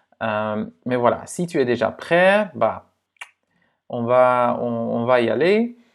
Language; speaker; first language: French; non-native, fluent; Dutch